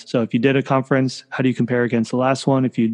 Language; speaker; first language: English; native; English